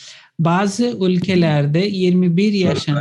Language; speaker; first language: Turkish; non-native, fluent; Urdu